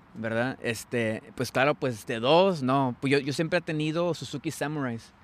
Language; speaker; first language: Spanish; early bilingual, heritage; Spanish